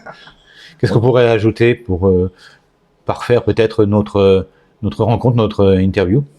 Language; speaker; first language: French; native; French